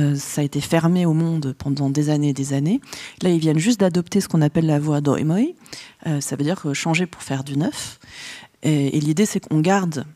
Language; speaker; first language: French; early bilingual, other home language; Vietnamese